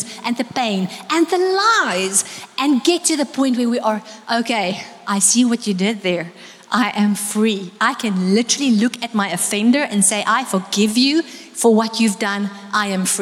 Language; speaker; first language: English; non-native, local second language; Afrikaans